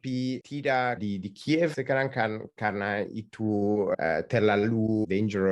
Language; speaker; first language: Indonesian; non-native, learner; Italian